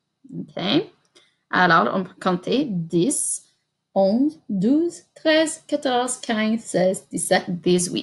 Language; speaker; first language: French; non-native, fluent; English